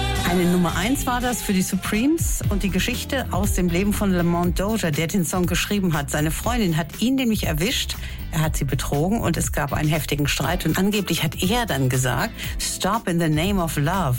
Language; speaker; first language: German; native; German